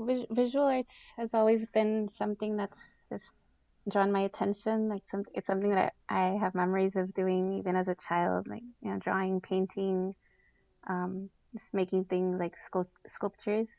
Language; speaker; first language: English; early bilingual, other home language; Spanish